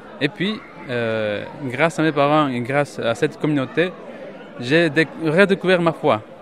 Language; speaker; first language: French; non-native, fluent; Spanish